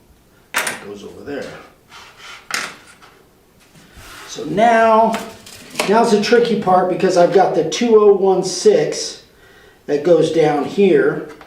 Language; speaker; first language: English; native; English